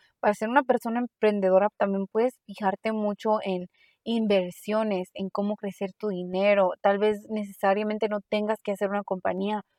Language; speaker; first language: Spanish; early bilingual, heritage; Spanish